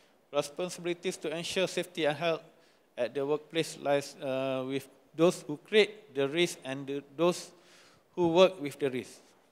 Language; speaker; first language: English; non-native, local second language; Malay